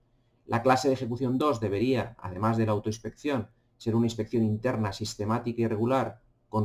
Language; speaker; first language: Spanish; native; Spanish